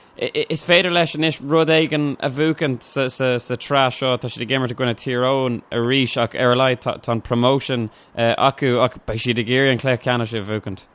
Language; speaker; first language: Irish; non-native, local second language; English